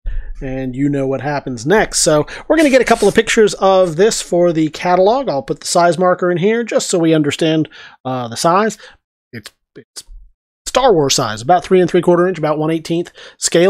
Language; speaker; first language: English; native; English